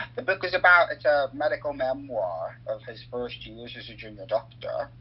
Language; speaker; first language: English; native; English